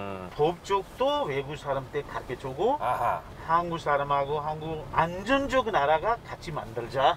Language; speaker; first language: Korean; non-native, fluent; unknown